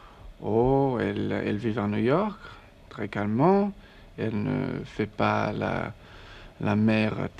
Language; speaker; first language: French; non-native, learner; English